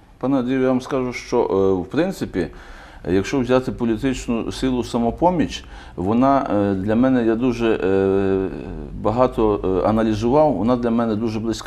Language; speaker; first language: Ukrainian; native; Ukrainian